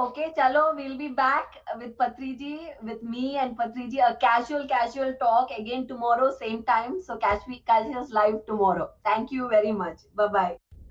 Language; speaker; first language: English; non-native, local second language; Telugu